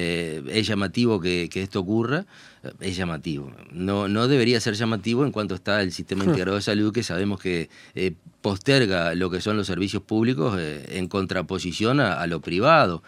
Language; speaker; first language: Spanish; native; Spanish